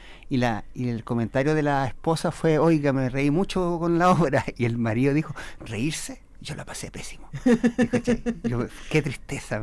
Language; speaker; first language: Spanish; native; Spanish